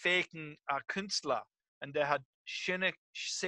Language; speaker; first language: German; non-native, fluent; English